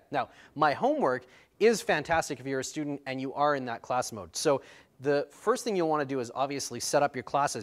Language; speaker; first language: English; native; English